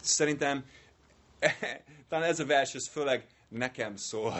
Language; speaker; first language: Hungarian; non-native, learner; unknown